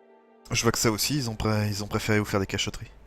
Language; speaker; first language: French; native; French